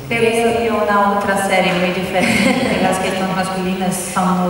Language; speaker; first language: Spanish; non-native, learner; Portuguese